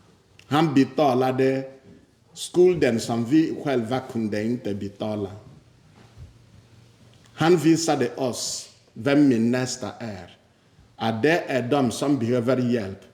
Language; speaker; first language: Swedish; non-native, fluent; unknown